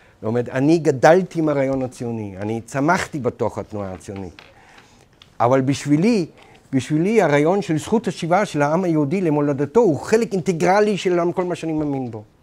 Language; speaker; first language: Hebrew; non-native, fluent; German